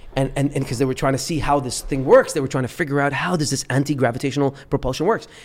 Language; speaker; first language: English; early bilingual, other home language; Arabic